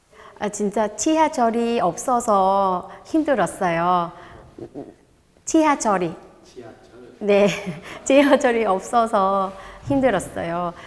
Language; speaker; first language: Korean; non-native, learner; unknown